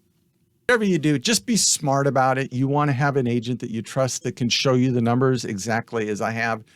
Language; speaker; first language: English; native; English